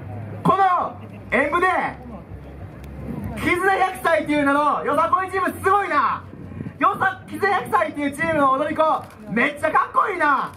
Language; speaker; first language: Japanese; native; Japanese